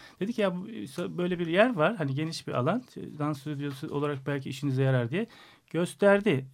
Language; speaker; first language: Turkish; native; Turkish